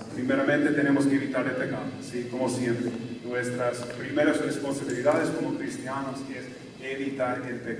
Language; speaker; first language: Spanish; non-native, fluent; English